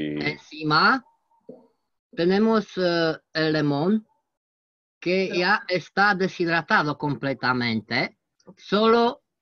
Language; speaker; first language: Spanish; non-native, learner; French